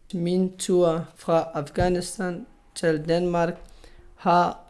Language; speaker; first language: Danish; non-native, learner; Pashto